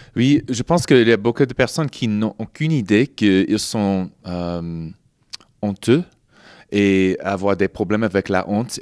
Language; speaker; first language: French; non-native, fluent; English